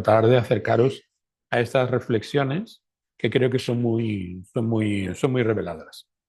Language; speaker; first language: Spanish; native; Spanish